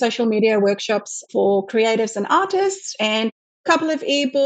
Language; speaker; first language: English; native; English